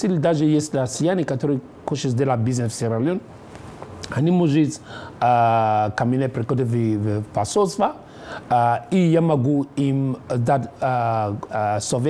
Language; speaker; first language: Russian; non-native, learner; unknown